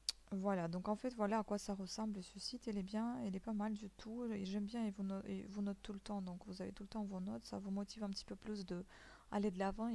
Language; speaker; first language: French; native; French